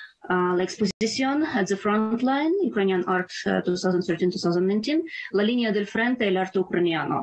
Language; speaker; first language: Spanish; non-native, fluent; Ukrainian